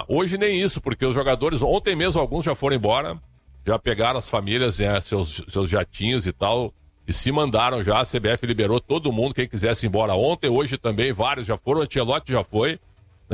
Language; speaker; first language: Portuguese; native; Portuguese